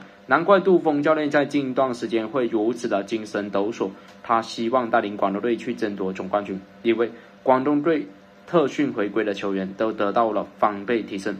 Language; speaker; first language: Chinese; native; Chinese